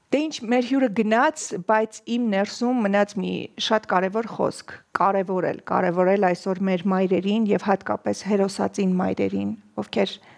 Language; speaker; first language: Armenian; native; Armenian